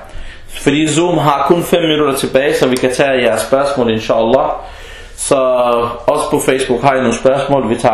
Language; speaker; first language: Danish; non-native, fluent; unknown